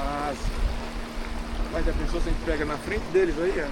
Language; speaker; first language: Portuguese; native; Portuguese